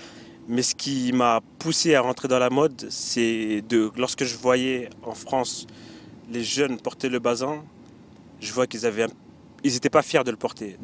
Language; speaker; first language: French; early bilingual, other home language; Bambara